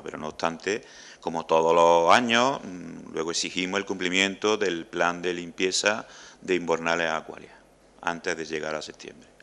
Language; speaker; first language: Spanish; native; Spanish